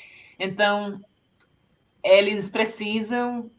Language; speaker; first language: Portuguese; non-native, fluent; Finnish